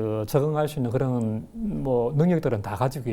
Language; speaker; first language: Korean; native; Korean